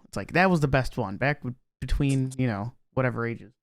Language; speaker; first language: English; native; English